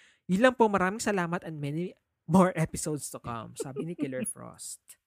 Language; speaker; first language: English; non-native, local second language; Filipino